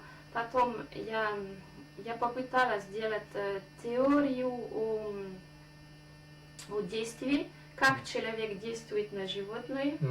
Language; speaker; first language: Russian; non-native, fluent; French